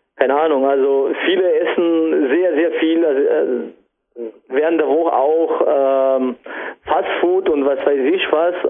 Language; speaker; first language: German; non-native, fluent; Italian